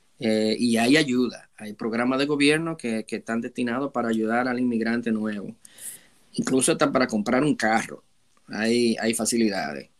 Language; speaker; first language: Spanish; native; Spanish